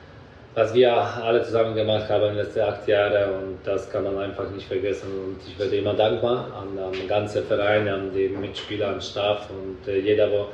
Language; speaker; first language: German; non-native, fluent; Polish